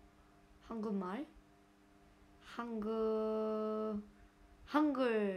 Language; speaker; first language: Korean; non-native, learner; Japanese